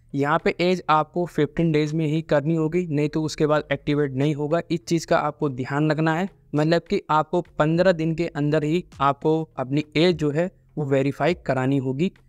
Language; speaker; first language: Hindi; native; Hindi